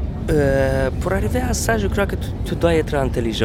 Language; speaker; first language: French; non-native, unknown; Romanian